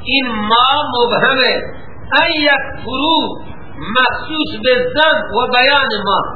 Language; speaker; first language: Persian; native; Persian